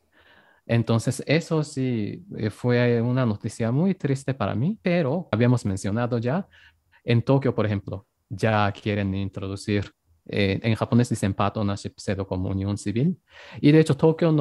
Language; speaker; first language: Spanish; non-native, fluent; Japanese